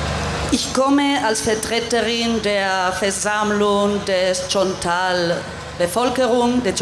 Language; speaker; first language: German; non-native, fluent; Spanish